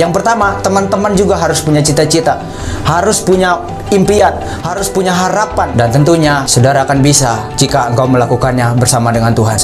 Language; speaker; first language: Indonesian; non-native, local second language; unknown